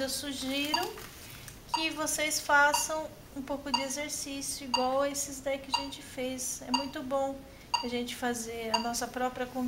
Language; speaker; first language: Portuguese; native; Portuguese